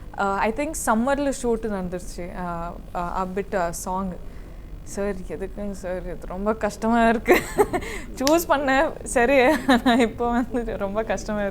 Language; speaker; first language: Tamil; non-native, learner; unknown